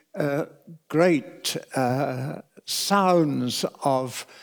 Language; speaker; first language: English; native; English